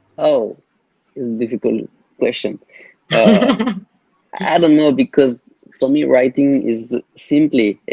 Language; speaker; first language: English; non-native, learner; French